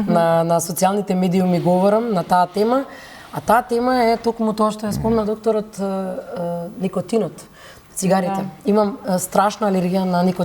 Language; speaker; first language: Macedonian; native; Macedonian